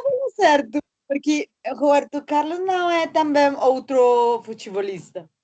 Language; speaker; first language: Portuguese; non-native, learner; Spanish